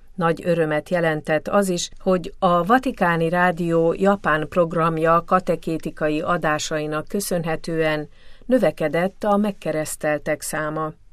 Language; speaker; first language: Hungarian; native; Hungarian